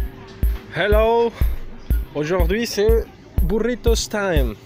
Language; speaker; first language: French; non-native, fluent; Spanish